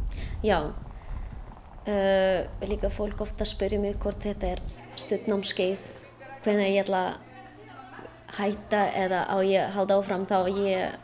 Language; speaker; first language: Icelandic; non-native, learner; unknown